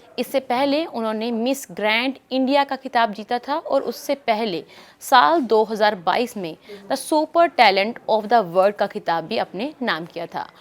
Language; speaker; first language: Hindi; native; Hindi